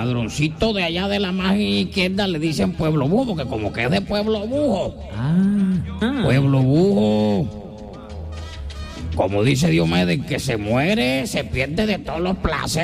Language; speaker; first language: Spanish; native; Spanish